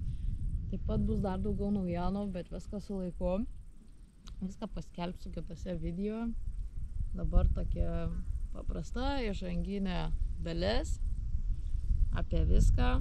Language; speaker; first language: Lithuanian; native; Lithuanian